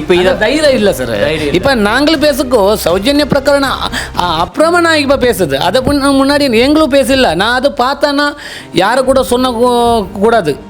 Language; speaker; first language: Tamil; non-native, learner; Kannada